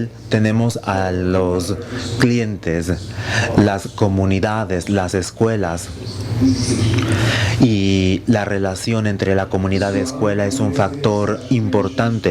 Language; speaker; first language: Spanish; non-native, fluent; Finnish